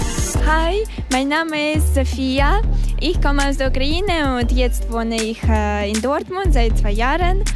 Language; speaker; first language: German; non-native, learner; Ukrainian